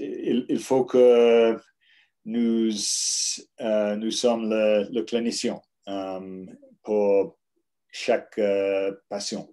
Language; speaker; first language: French; non-native, learner; English